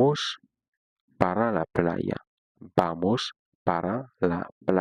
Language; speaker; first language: Spanish; non-native, fluent; Haitian Creole